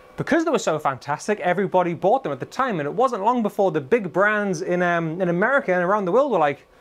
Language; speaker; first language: English; native; English